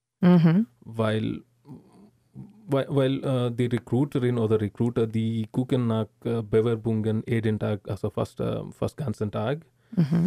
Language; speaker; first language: German; non-native, learner; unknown